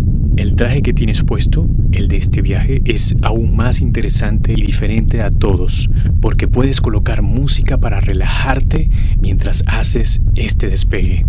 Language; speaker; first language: Spanish; native; Spanish